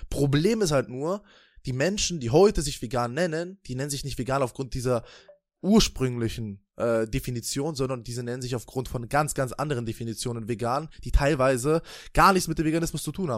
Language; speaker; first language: German; native; German